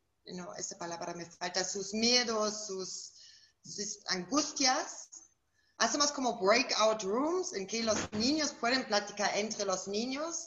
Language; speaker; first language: Spanish; non-native, fluent; German